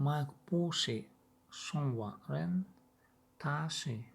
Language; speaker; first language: Chinese; non-native, learner; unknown